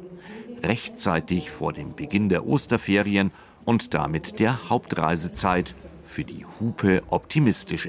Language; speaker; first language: German; native; German